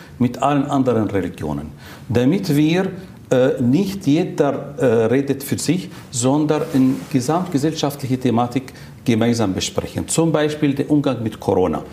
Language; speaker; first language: German; non-native, fluent; Arabic